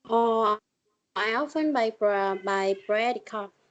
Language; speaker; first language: English; non-native, learner; Vietnamese